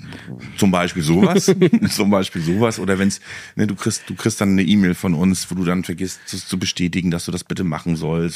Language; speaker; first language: German; native; German